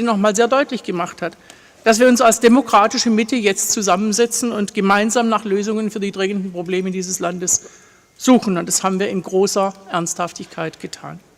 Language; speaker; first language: German; native; German